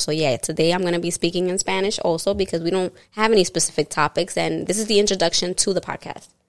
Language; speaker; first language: English; early bilingual, other home language; Spanish